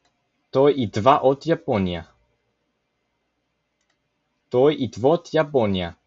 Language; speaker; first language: Bulgarian; non-native, learner; English